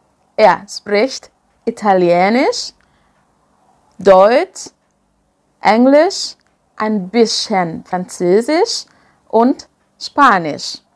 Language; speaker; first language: German; non-native, fluent; Indonesian